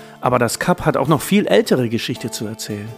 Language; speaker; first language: German; native; German